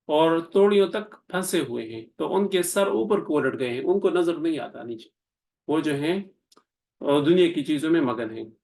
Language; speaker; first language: Urdu; non-native, local second language; Pashto